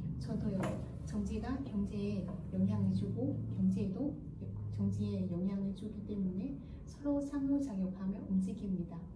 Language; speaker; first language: Korean; non-native, learner; Vietnamese